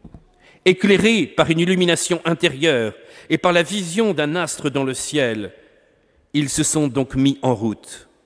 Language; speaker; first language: French; native; French